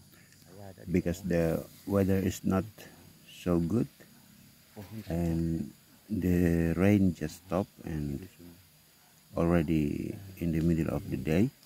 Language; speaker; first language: English; non-native, learner; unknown